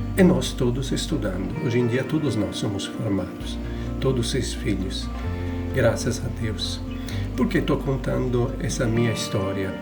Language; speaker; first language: Portuguese; non-native, fluent; Italian